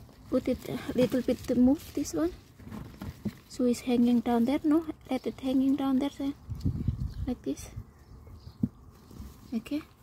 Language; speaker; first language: English; non-native, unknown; Indonesian